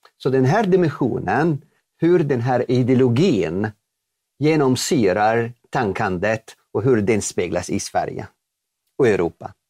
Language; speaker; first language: Swedish; non-native, fluent; Arabic